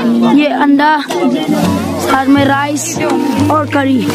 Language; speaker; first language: Hindi; non-native, local second language; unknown